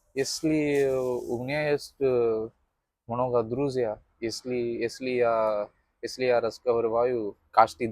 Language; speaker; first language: Russian; non-native, learner; Tamil